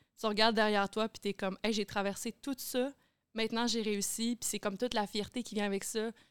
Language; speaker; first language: French; native; French